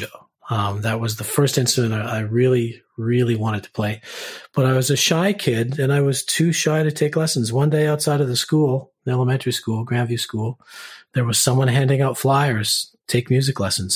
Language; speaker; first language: English; native; English